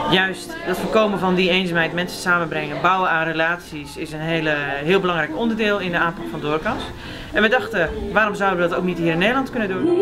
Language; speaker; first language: Dutch; native; Dutch